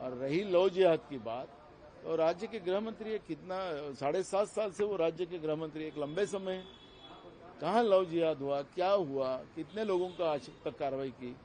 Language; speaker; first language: Hindi; non-native, local second language; Marathi